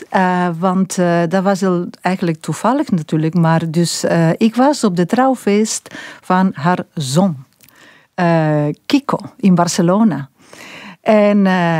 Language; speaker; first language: Dutch; non-native, fluent; Spanish